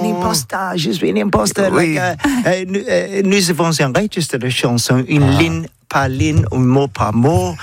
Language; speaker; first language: French; non-native, learner; English